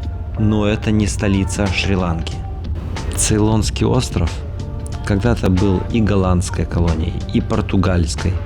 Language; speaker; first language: Russian; native; Russian